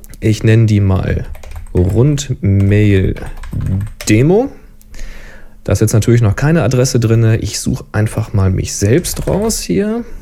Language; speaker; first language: German; native; German